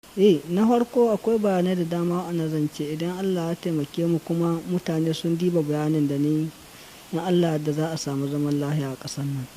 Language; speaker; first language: Hausa; non-native, local second language; Fula